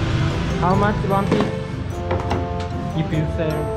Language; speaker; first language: English; non-native, learner; Japanese